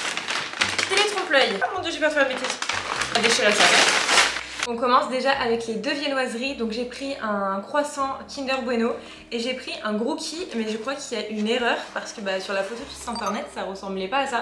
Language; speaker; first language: French; native; French